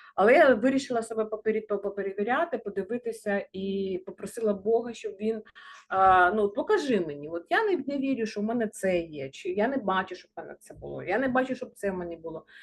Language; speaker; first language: Ukrainian; non-native, local second language; Russian